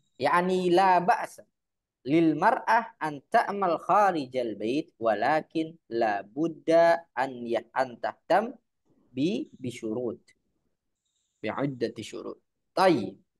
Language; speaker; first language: Arabic; non-native, fluent; Indonesian